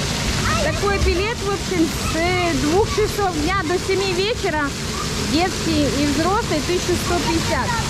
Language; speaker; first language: Russian; native; Russian